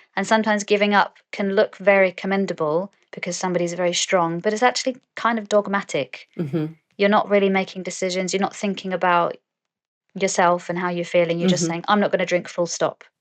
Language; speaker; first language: English; native; English